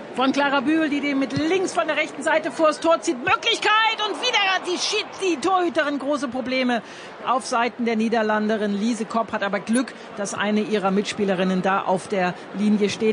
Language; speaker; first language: German; native; German